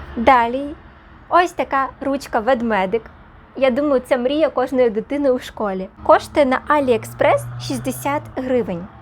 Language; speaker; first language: Ukrainian; non-native, local second language; Russian